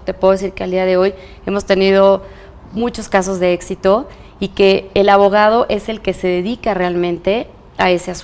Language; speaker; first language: Spanish; native; Spanish